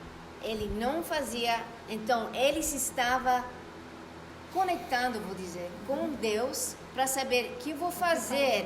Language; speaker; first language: Portuguese; non-native, fluent; Spanish